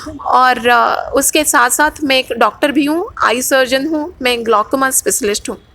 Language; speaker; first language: Hindi; non-native, local second language; Odia